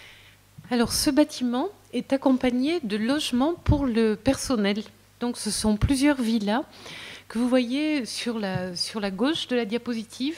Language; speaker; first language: French; native; French